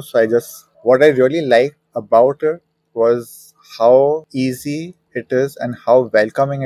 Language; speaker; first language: English; non-native, local second language; Hindi